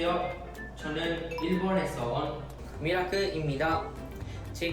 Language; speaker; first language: Korean; non-native, learner; Japanese